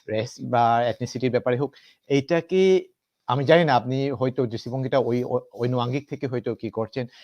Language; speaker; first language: Bangla; non-native, local second language; Manipuri